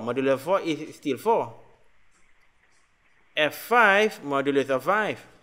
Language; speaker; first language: English; non-native, local second language; Malay